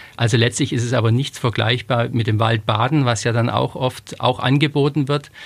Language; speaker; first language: German; native; German